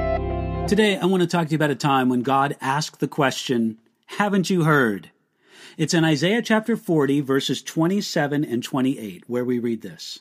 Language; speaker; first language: English; native; English